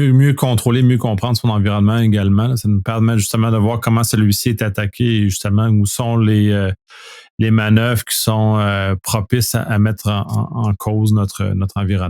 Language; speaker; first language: French; native; French